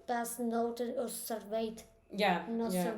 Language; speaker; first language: English; non-native, learner; Italian